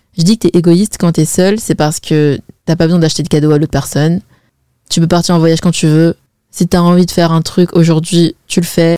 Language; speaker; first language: French; early bilingual, other home language; Chinese